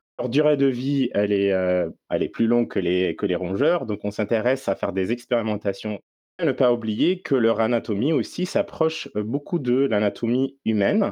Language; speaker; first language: French; non-native, local second language; Arabic